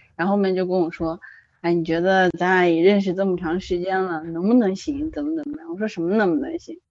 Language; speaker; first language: Chinese; native; Chinese